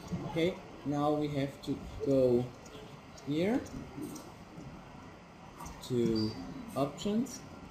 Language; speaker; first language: English; non-native, learner; German